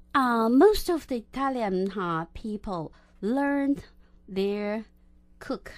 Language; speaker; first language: English; non-native, local second language; Chinese